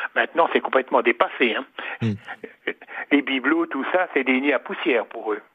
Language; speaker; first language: French; native; French